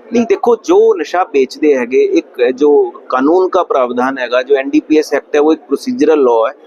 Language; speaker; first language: Hindi; non-native, local second language; Punjabi